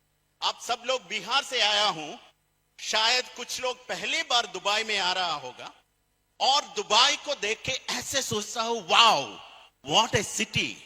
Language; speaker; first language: Hindi; non-native, fluent; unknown